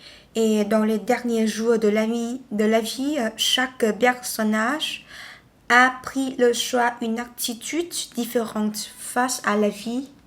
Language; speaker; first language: French; non-native, learner; Vietnamese